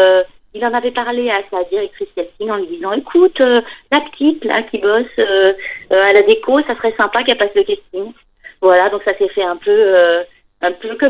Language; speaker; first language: French; native; French